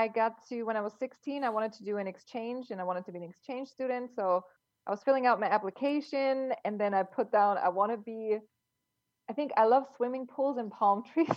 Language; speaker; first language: English; non-native, fluent; German